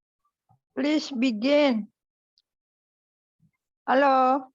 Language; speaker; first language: English; non-native, fluent; Indonesian